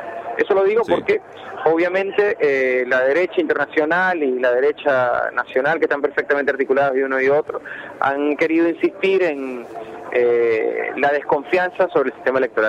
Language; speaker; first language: Spanish; native; Spanish